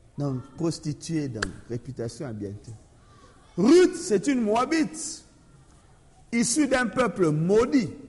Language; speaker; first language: French; non-native, local second language; Lingala